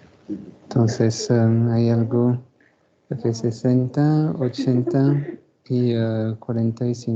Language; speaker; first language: Spanish; non-native, fluent; French